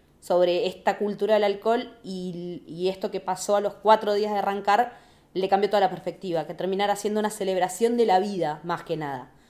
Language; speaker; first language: Spanish; native; Spanish